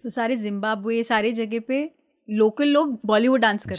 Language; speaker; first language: Hindi; native; Hindi